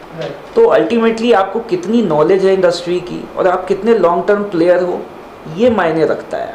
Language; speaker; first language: Hindi; native; Hindi